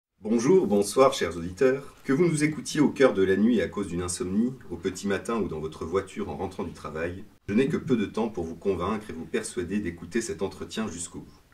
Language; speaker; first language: French; native; French